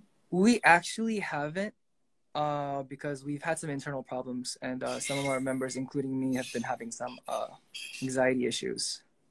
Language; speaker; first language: English; early bilingual, other home language; Korean